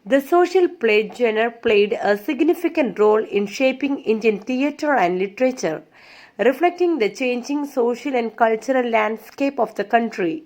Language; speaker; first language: English; non-native, local second language; Malayalam